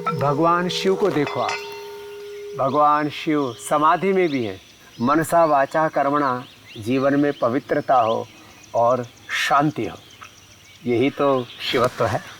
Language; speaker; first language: Hindi; native; Hindi